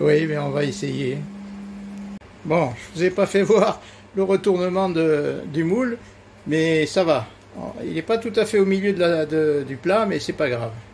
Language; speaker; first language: French; native; French